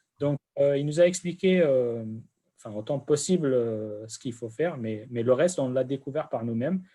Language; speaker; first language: French; non-native, fluent; Kurdish